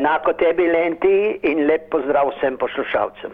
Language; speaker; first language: Slovenian; early bilingual, heritage; Slovenian